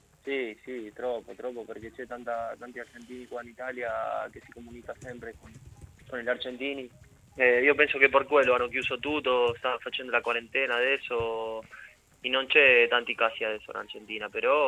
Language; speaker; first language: Italian; non-native, learner; Spanish